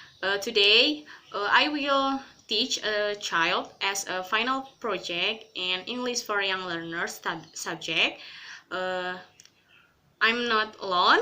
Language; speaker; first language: English; non-native, learner; Indonesian